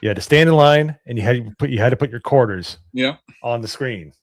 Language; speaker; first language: English; native; English